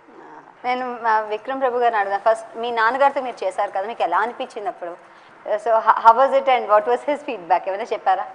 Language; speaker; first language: Telugu; native; Telugu